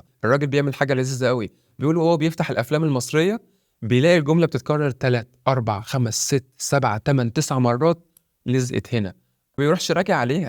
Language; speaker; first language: Arabic; native; Arabic